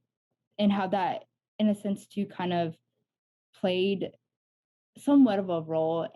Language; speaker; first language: English; native; English